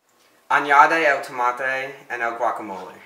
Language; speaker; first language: Spanish; non-native, learner; English